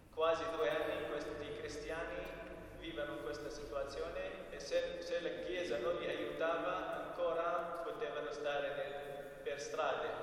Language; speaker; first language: Italian; non-native, fluent; Kurdish